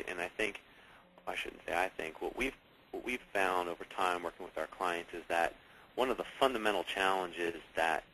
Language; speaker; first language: English; native; English